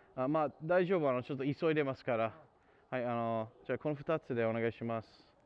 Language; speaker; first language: Japanese; non-native, fluent; English